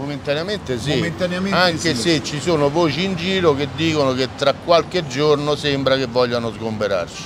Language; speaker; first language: Italian; native; Italian